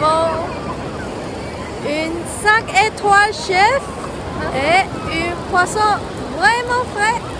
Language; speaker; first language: French; non-native, learner; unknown